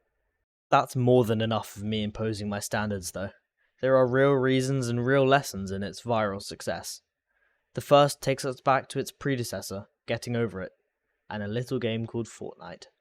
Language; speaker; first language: English; native; English